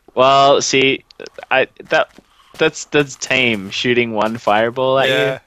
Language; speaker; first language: English; native; English